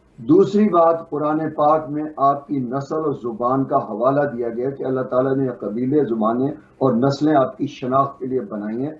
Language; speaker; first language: Urdu; non-native, local second language; Punjabi